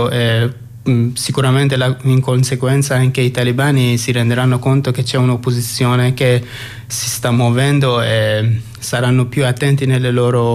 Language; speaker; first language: Italian; non-native, fluent; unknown